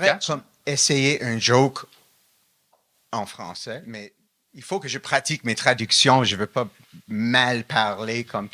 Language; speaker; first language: French; non-native, fluent; English